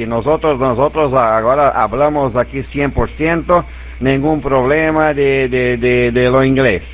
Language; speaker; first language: Spanish; non-native, learner; Portuguese